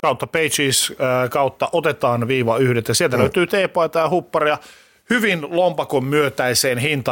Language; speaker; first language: Finnish; native; Finnish